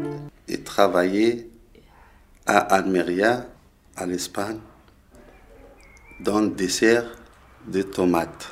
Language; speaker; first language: French; non-native, learner; Arabic